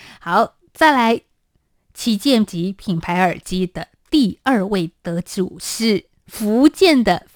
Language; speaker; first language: Chinese; native; Chinese